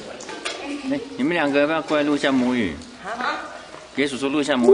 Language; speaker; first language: Chinese; native; Chinese